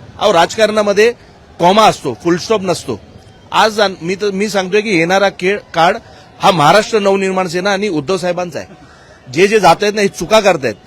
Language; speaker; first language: Marathi; non-native, local second language; Gujarati